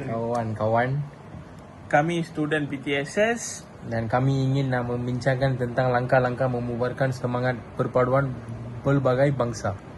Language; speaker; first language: Malay; non-native, local second language; Tamil